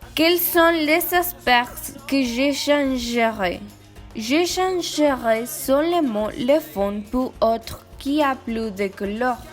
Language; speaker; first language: French; non-native, learner; Spanish